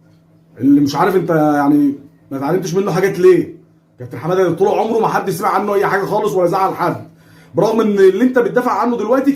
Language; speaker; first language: Arabic; native; Arabic